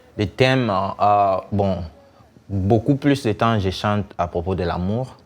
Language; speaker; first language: French; non-native, local second language; Lingala